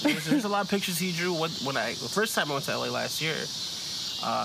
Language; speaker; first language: English; early bilingual, other home language; Spanish